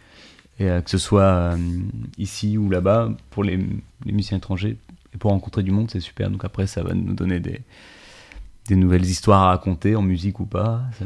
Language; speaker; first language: French; native; French